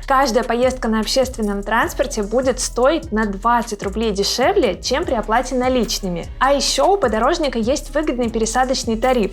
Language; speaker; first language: Russian; native; Russian